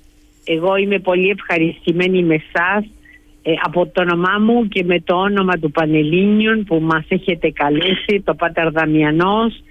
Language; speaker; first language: Greek; early bilingual, heritage; Greek